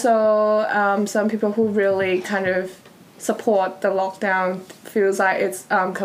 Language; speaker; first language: English; non-native, fluent; Cantonese